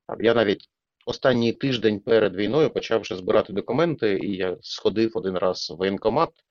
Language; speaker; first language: Ukrainian; non-native, local second language; Russian